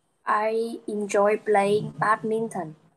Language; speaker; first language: English; non-native, learner; Vietnamese